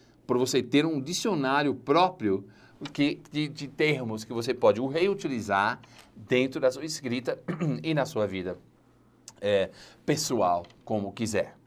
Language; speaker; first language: Portuguese; non-native, fluent; English